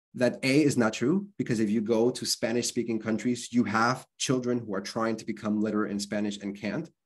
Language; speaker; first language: English; early bilingual, other home language; Spanish